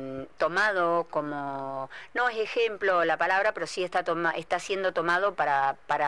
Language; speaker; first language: Spanish; native; Spanish